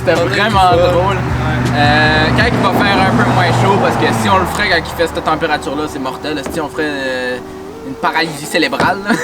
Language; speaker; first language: French; native; French